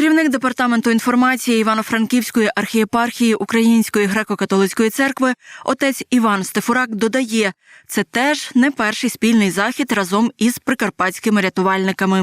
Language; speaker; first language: Ukrainian; native; Ukrainian